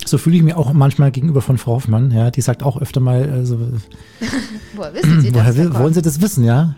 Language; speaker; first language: German; native; German